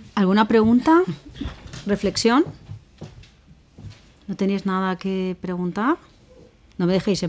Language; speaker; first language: Spanish; native; Spanish